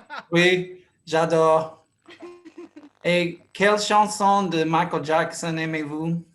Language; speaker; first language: French; non-native, fluent; English